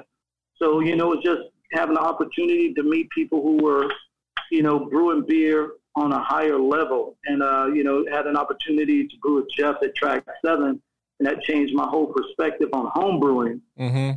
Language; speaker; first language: English; native; English